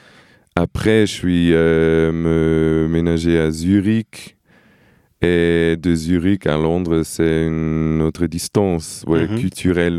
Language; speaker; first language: French; non-native, fluent; Portuguese